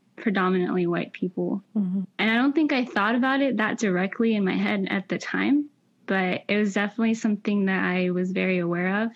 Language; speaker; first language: English; early bilingual, other home language; Spanish